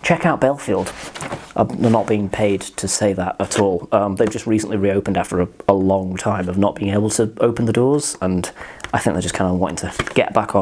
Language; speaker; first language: English; native; English